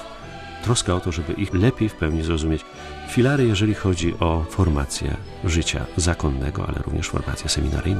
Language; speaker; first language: Polish; native; Polish